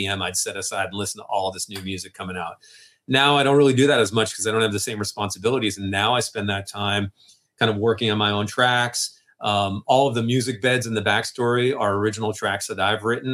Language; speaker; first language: English; native; English